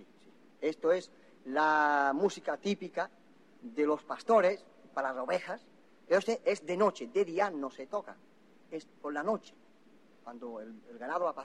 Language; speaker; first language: Spanish; non-native, local second language; Catalan